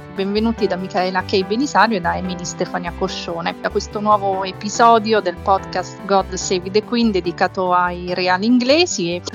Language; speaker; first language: Italian; native; Italian